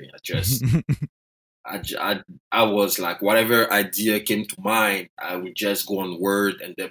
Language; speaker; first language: English; non-native, fluent; French